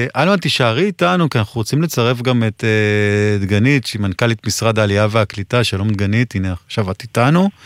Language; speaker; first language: Hebrew; native; Hebrew